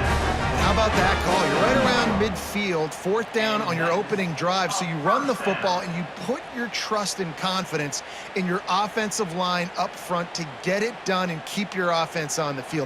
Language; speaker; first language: English; native; English